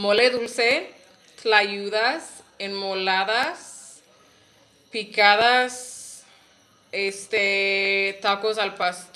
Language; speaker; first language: Spanish; non-native, learner; English